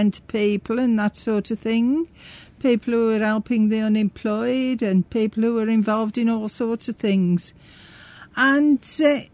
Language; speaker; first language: English; native; English